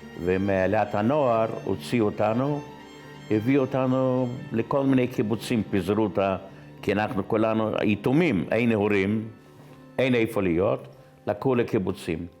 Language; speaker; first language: Hebrew; non-native, fluent; Yiddish